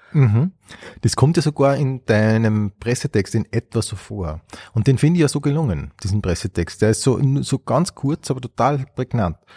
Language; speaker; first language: German; native; German